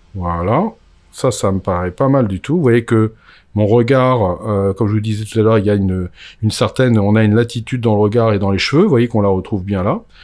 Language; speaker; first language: French; native; French